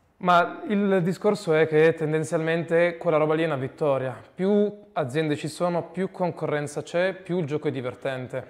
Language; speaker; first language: Italian; early bilingual, other home language; Arabic